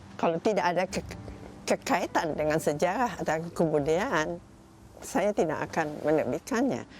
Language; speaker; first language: Indonesian; non-native, local second language; Dutch